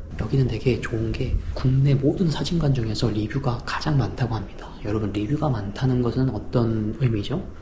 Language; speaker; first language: Korean; early bilingual, heritage; Korean